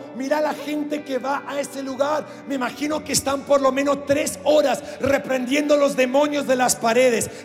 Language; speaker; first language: Spanish; non-native, fluent; English